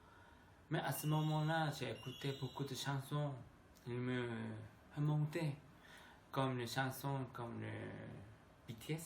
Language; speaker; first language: French; non-native, learner; Korean